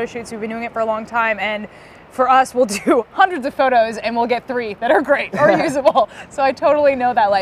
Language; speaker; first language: English; native; English